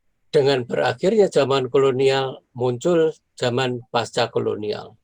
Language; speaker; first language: Indonesian; native; Indonesian